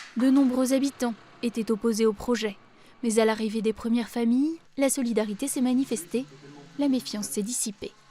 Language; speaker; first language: French; native; French